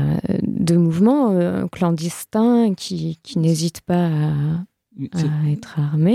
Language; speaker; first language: French; native; French